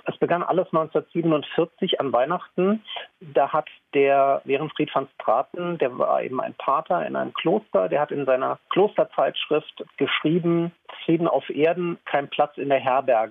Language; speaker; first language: German; native; German